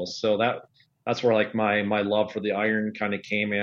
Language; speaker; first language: English; native; English